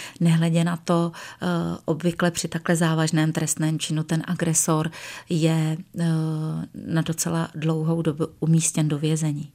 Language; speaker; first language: Czech; native; Czech